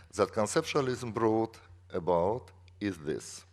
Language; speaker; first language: English; non-native, fluent; Russian